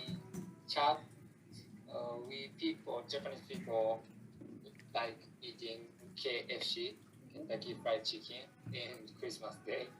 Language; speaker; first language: English; non-native, learner; Japanese